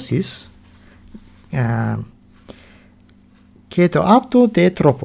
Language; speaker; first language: Greek; non-native, learner; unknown